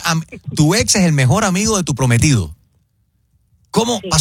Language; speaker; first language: Spanish; native; Spanish